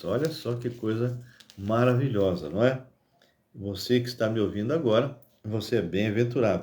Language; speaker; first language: Portuguese; native; Portuguese